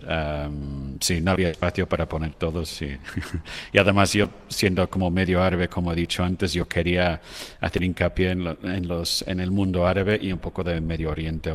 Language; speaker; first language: Spanish; non-native, fluent; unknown